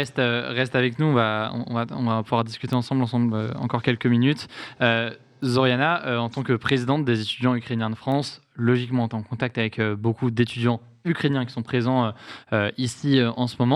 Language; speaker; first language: French; native; French